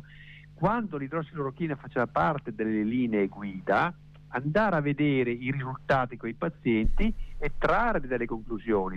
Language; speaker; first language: Italian; native; Italian